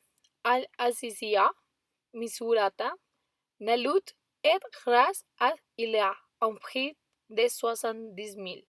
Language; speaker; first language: French; non-native, learner; Spanish